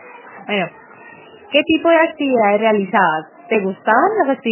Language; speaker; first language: Spanish; native; Spanish